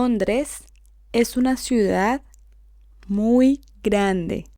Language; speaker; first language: Spanish; non-native, learner; English